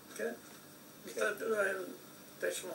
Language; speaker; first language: Hebrew; non-native, fluent; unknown